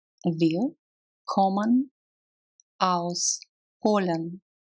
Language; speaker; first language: German; non-native, fluent; Russian